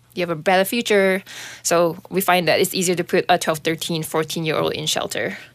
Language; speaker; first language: English; non-native, local second language; Chinese